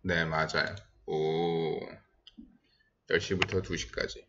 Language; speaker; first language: Korean; non-native, fluent; Spanish